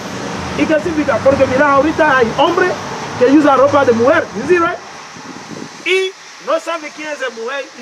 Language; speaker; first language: Spanish; non-native, learner; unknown